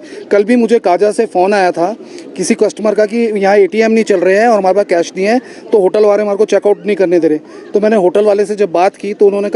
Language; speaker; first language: Hindi; native; Hindi